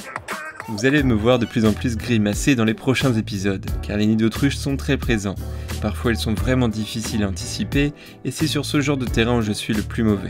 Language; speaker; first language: French; native; French